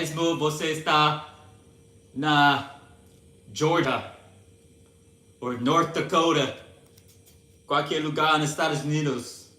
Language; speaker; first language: Portuguese; non-native, learner; English